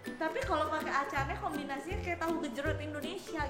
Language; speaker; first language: Indonesian; native; Indonesian